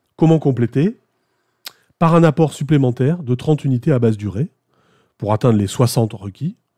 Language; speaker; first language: French; native; French